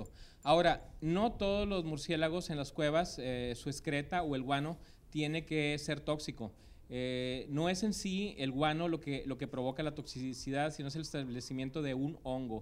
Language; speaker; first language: Spanish; native; Spanish